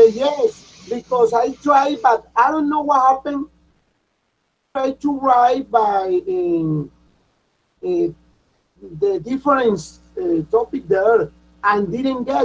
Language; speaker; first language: English; non-native, learner; Spanish